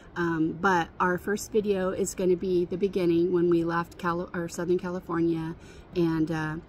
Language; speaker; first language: English; native; English